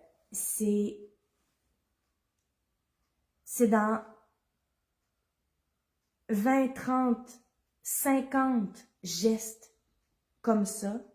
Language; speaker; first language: French; native; French